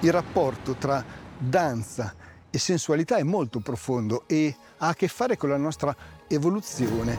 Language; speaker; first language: Italian; native; Italian